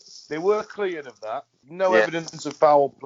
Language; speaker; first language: English; native; English